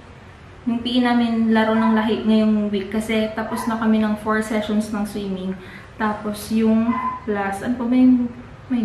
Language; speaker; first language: Filipino; non-native, local second language; Bikol